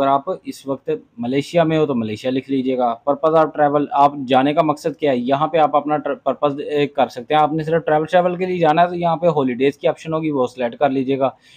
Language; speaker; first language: Urdu; non-native, local second language; Punjabi